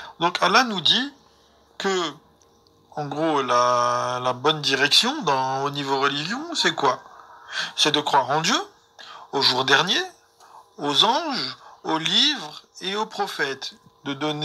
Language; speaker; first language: French; native; French